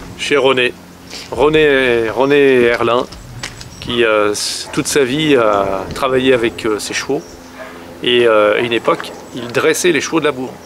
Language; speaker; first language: French; native; French